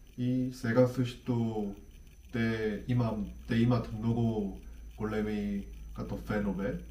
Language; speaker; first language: Bulgarian; non-native, learner; Korean